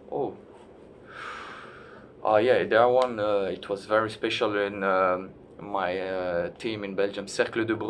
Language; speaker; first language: English; non-native, learner; French